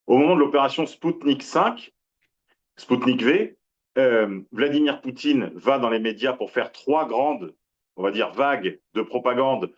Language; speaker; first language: French; native; French